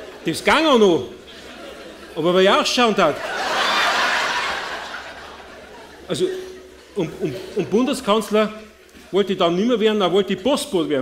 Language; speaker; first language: German; native; German